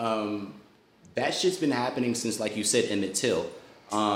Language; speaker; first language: English; native; English